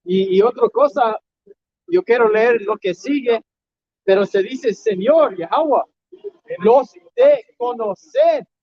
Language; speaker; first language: Spanish; non-native, learner; English